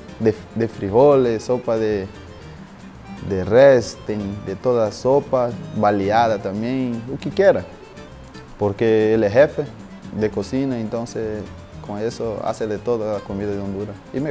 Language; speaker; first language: Spanish; non-native, learner; Portuguese